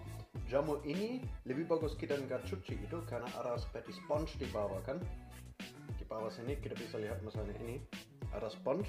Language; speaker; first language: Indonesian; non-native, fluent; German